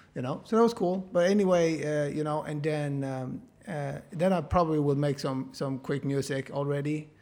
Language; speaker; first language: English; non-native, fluent; Swedish